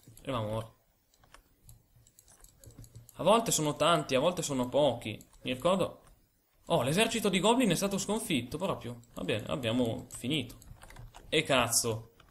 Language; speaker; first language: Italian; native; Italian